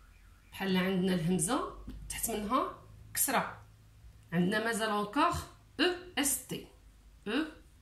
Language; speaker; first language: French; non-native, local second language; Arabic